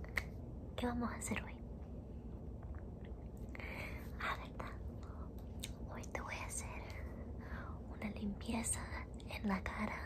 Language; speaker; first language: Spanish; early bilingual, heritage; Spanish